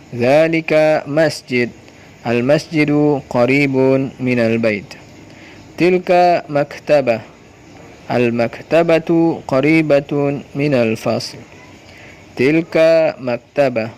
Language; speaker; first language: Arabic; non-native, learner; Indonesian